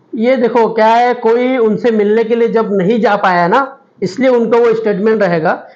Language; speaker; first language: Hindi; native; Hindi